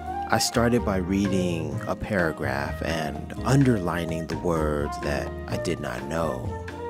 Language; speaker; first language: English; native; English